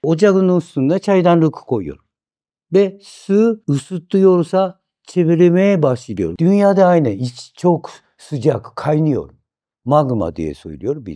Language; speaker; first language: Turkish; non-native, fluent; Japanese